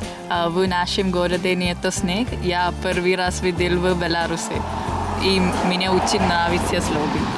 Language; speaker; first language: Russian; non-native, learner; Malayalam